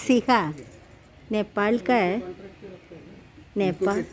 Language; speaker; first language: Hindi; non-native, local second language; Malayalam